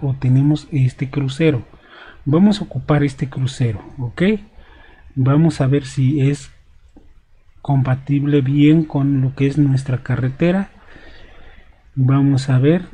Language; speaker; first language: Spanish; native; Spanish